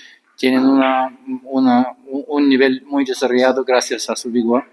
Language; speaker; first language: Spanish; non-native, fluent; Bulgarian